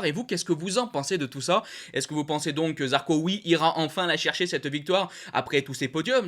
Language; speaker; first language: French; native; French